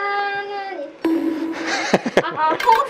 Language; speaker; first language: Korean; non-native, fluent; Cantonese